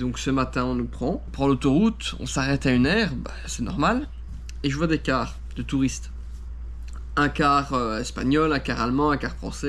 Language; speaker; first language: French; native; French